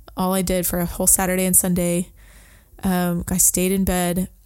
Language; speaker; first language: English; native; English